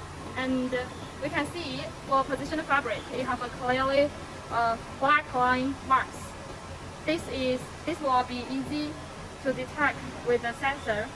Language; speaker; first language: English; non-native, learner; Chinese